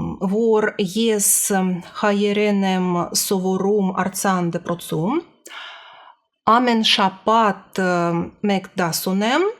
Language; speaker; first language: Armenian; non-native, learner; Russian